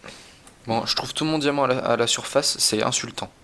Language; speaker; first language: French; native; French